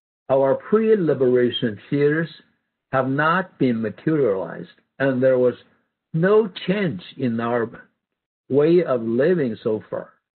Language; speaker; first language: English; non-native, fluent; Chinese